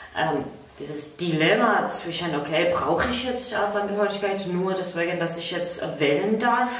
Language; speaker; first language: German; non-native, fluent; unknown